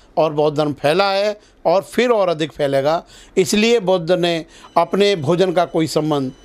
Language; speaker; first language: Hindi; native; Hindi